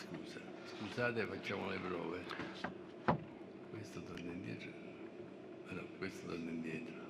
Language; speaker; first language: Italian; native; Italian